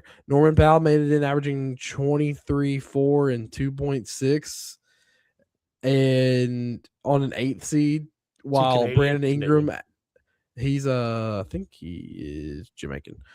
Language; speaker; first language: English; native; English